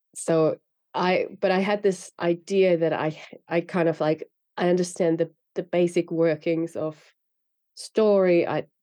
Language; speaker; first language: English; non-native, fluent; Finnish